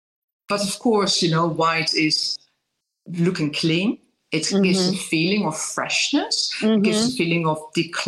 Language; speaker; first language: English; non-native, fluent; Dutch